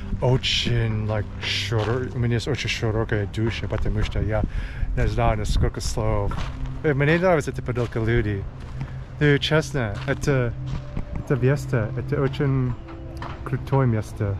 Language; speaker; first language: Russian; non-native, learner; English